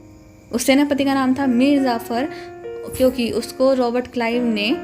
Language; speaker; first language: Hindi; native; Hindi